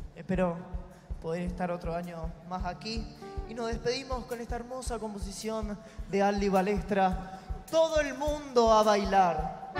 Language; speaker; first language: Spanish; native; Spanish